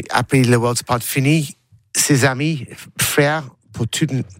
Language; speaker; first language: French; non-native, learner; English